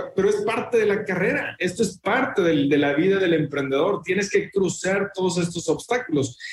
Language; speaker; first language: Spanish; native; Spanish